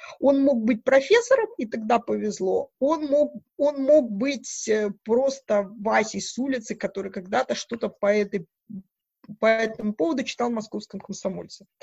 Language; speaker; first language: Russian; native; Russian